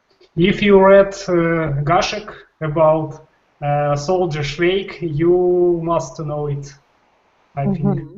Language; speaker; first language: English; non-native, learner; Russian